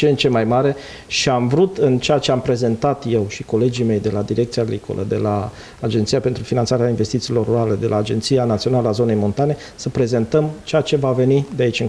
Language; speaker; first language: Romanian; native; Romanian